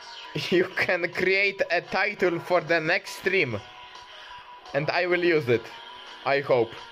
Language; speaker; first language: English; non-native, fluent; Polish